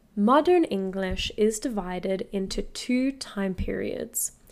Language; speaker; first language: English; native; English